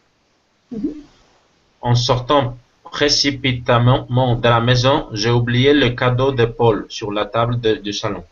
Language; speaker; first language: French; non-native, learner; Spanish